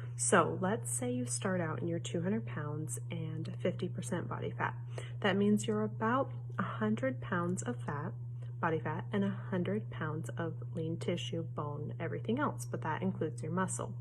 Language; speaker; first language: English; native; English